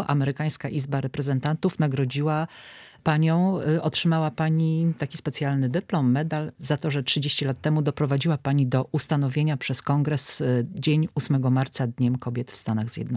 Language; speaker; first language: Polish; native; Polish